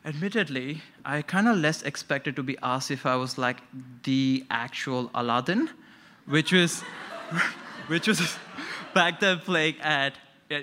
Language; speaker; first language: English; non-native, local second language; Konkani